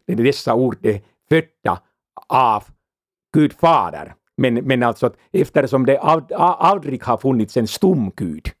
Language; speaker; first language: Swedish; non-native, fluent; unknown